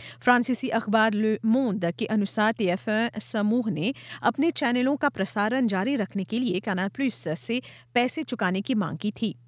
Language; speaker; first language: Hindi; non-native, local second language; Morisyen